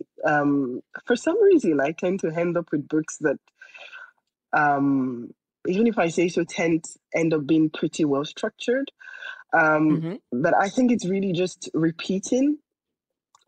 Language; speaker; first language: English; non-native, local second language; Yoruba